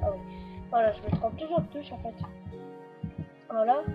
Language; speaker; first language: French; native; French